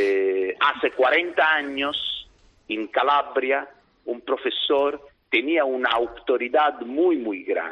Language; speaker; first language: Spanish; non-native, fluent; Italian